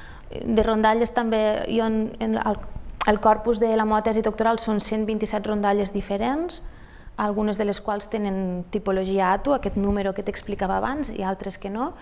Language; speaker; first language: Catalan; native; Catalan